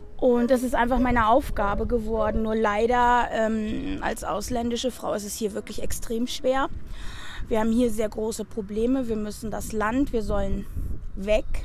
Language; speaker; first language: German; native; German